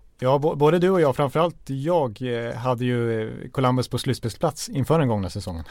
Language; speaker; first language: Swedish; native; Swedish